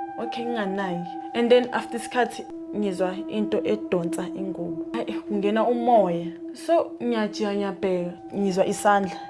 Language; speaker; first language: Zulu; native; Zulu